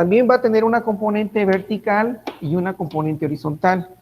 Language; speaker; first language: Spanish; native; Spanish